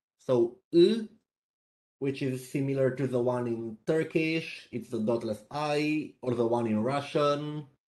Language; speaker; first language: English; non-native, fluent; Romanian